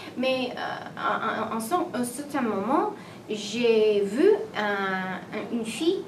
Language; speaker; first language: French; non-native, learner; English